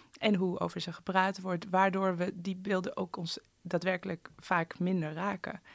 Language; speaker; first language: Dutch; early bilingual, other home language; Persian